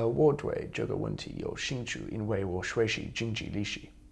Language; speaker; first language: Chinese; non-native, learner; English